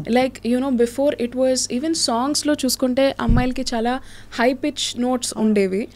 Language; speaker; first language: Telugu; native; Telugu